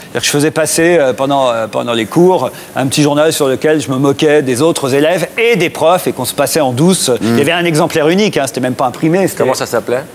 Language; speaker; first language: French; native; French